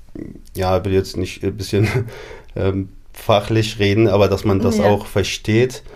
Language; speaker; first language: German; non-native, fluent; Arabic